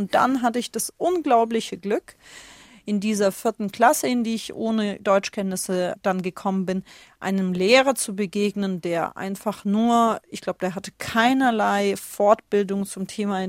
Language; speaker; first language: German; early bilingual, other home language; Russian